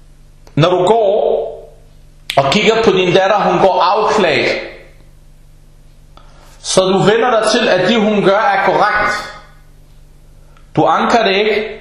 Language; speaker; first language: Danish; early bilingual, other home language; Arabic